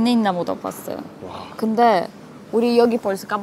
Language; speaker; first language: Korean; non-native, fluent; Russian